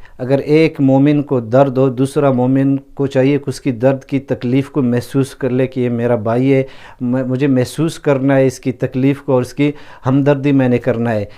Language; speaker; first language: Urdu; non-native, local second language; Baluchi